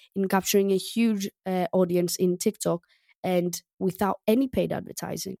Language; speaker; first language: English; non-native, fluent; Greek